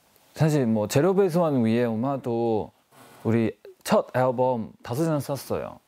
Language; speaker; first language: Korean; non-native, learner; Chinese